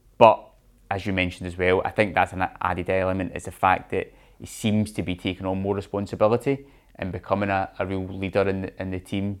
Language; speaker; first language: English; native; English